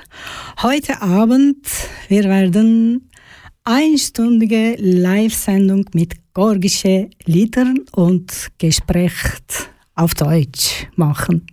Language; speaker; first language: German; non-native, learner; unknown